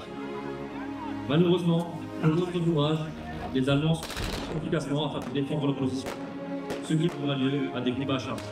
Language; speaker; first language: French; native; French